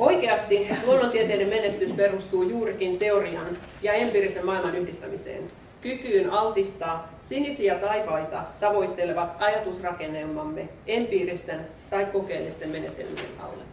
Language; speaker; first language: Finnish; native; Finnish